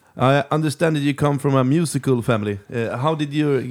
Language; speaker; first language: English; non-native, fluent; Swedish